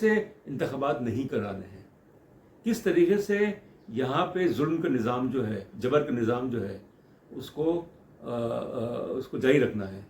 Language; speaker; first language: Urdu; native; Urdu